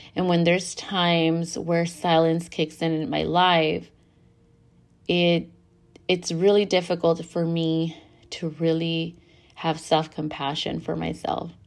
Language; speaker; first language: English; early bilingual, other home language; Spanish